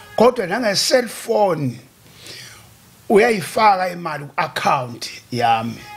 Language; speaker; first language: Zulu; native; Zulu